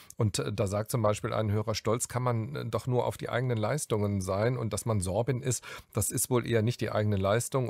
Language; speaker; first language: German; native; German